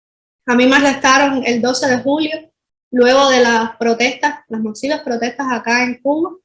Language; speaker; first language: Spanish; native; Spanish